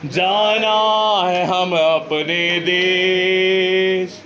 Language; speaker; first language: Hindi; non-native, local second language; Marathi